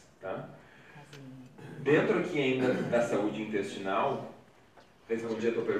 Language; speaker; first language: Portuguese; native; Portuguese